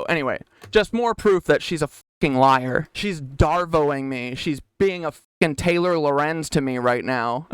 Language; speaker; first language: English; native; English